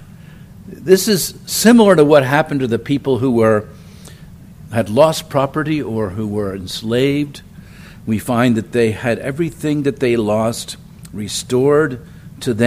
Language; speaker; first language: English; native; English